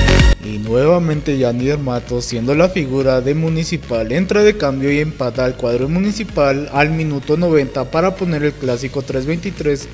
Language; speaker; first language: Spanish; native; Spanish